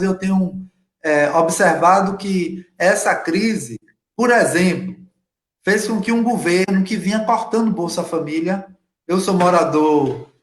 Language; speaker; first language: Portuguese; native; Portuguese